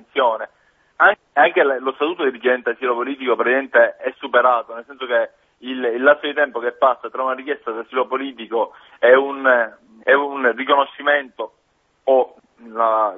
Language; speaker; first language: Italian; native; Italian